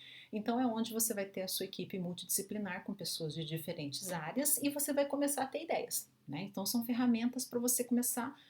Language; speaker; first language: Portuguese; native; Portuguese